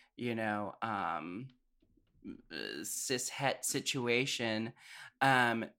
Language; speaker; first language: English; native; English